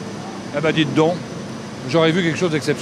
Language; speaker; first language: French; native; French